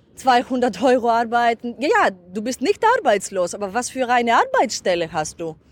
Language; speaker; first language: German; non-native, fluent; Greek